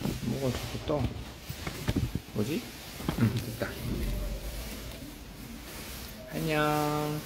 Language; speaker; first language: Japanese; non-native, learner; Korean